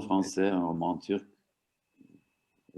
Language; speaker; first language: French; non-native, fluent; Turkish